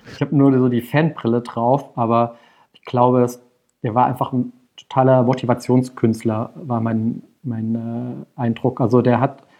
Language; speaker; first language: German; native; German